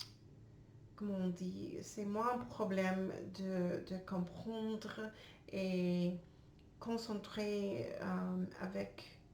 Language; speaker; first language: French; non-native, learner; English